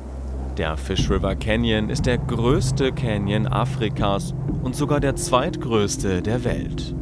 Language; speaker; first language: German; native; German